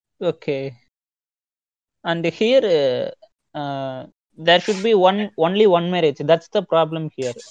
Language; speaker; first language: English; non-native, local second language; Tamil